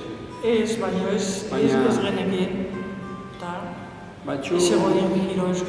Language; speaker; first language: Basque; non-native, local second language; Spanish